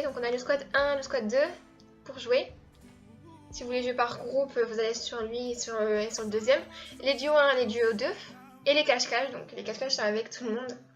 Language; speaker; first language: French; native; French